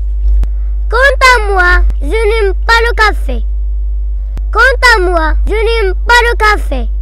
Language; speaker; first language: French; non-native, local second language; Arabic